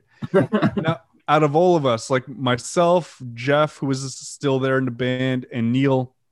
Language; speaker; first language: English; non-native, fluent; French